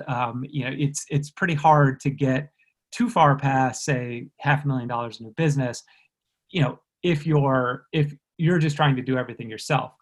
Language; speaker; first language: English; native; English